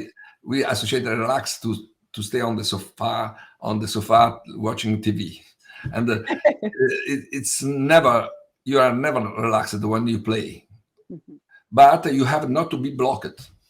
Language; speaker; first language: English; non-native, fluent; Italian